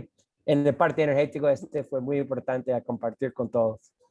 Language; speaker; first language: Spanish; non-native, fluent; English